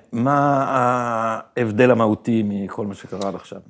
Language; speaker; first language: Hebrew; native; Hebrew